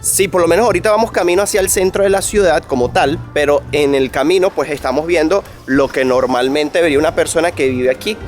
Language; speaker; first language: Spanish; native; Spanish